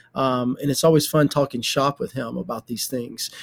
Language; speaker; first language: English; native; English